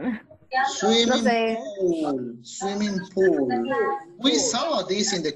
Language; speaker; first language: English; non-native, fluent; Spanish